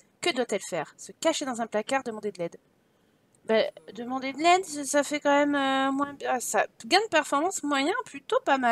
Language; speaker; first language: French; native; French